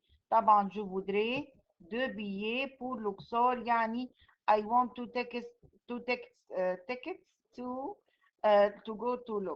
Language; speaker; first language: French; non-native, fluent; Arabic